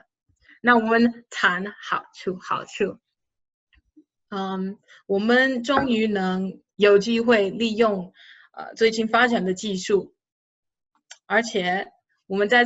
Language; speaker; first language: Chinese; non-native, fluent; English